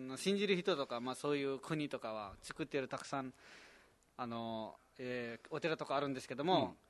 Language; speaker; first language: Japanese; non-native, fluent; Nepali